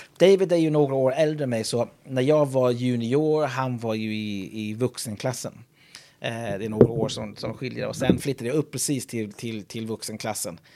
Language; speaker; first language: Swedish; non-native, fluent; English